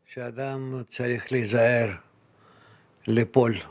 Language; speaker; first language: Hebrew; non-native, fluent; Russian